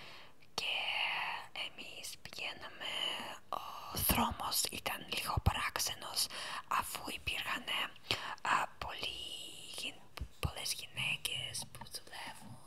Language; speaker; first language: Greek; non-native, learner; Ukrainian